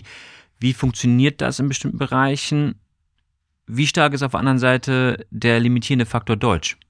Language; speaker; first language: German; native; German